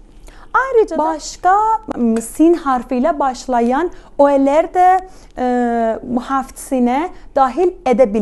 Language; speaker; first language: Turkish; non-native, fluent; Persian